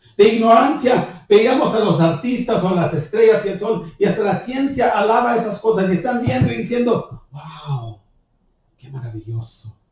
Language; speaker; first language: Spanish; early bilingual, heritage; Spanish